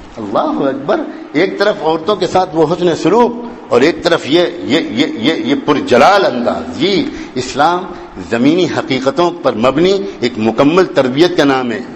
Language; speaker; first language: Urdu; native; Urdu